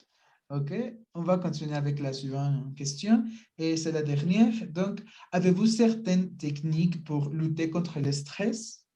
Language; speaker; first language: French; non-native, learner; Spanish